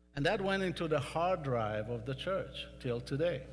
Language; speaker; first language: English; non-native, fluent; Hebrew